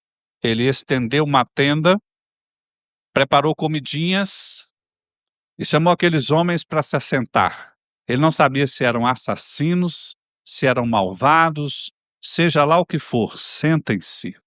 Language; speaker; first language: Portuguese; native; Portuguese